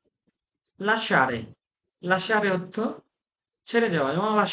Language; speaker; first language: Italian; non-native, fluent; Bangla